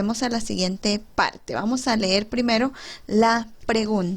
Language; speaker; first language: Spanish; native; Spanish